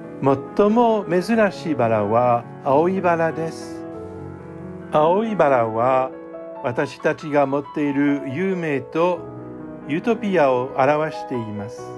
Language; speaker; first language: Japanese; non-native, learner; French